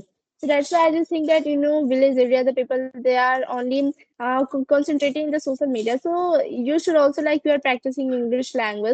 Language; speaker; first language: English; non-native, learner; Hindi